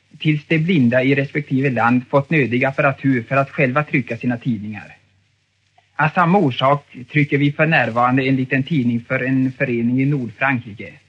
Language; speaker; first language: Swedish; native; Swedish